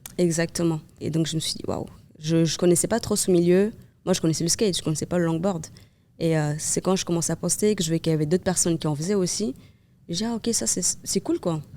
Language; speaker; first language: French; non-native, fluent; Kabuverdianu